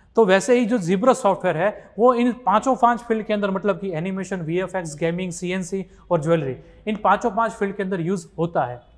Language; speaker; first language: Hindi; non-native, local second language; Gujarati